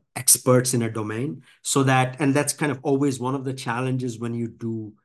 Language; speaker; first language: English; non-native, local second language; Bangla